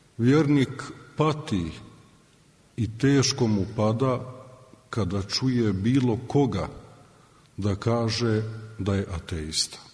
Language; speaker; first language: Serbian; native; Serbian